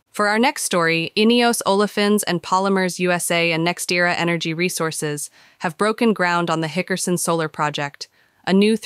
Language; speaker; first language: English; native; English